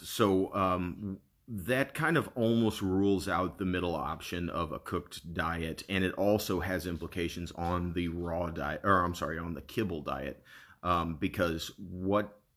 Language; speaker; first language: English; native; English